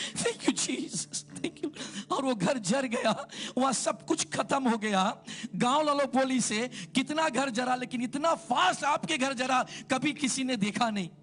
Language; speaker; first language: Hindi; native; Hindi